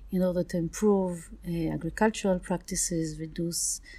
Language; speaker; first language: English; non-native, fluent; Hebrew